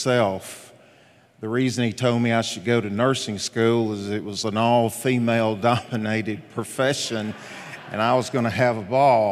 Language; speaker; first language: English; native; English